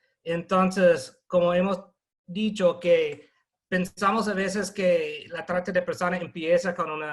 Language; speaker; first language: Spanish; non-native, fluent; English